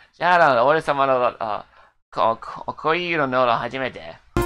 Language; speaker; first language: Japanese; non-native, learner; English